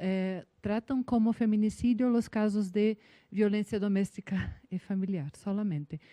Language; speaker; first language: Spanish; non-native, learner; Portuguese